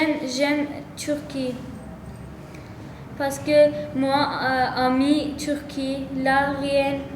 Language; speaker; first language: French; non-native, learner; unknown